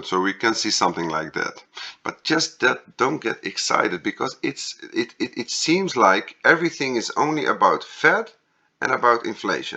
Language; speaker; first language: English; non-native, fluent; Dutch